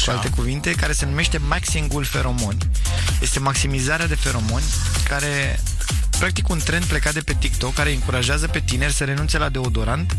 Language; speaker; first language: Romanian; native; Romanian